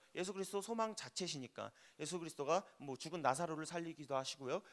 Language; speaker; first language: Korean; native; Korean